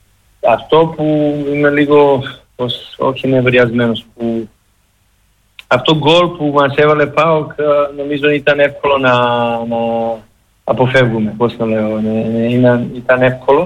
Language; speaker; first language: Greek; non-native, learner; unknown